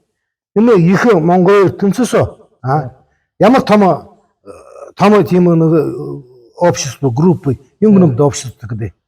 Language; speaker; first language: Mongolian; non-native, learner; Buriat